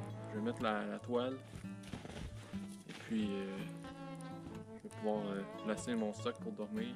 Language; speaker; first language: French; native; French